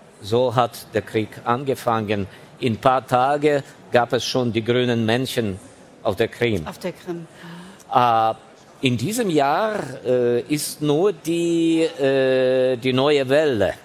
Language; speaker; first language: German; non-native, fluent; Ukrainian